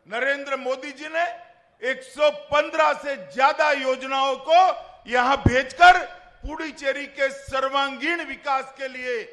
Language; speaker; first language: Hindi; non-native, local second language; Gujarati